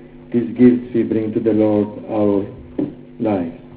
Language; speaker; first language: English; non-native, learner; Croatian